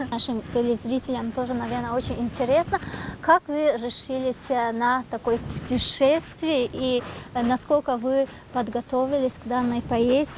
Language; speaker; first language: Russian; non-native, local second language; Tajik